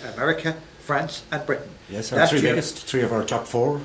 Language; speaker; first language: English; native; English